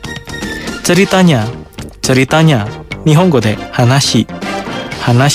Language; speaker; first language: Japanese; non-native, fluent; Indonesian